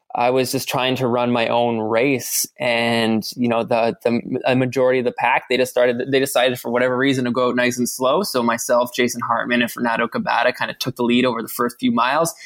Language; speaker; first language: English; native; English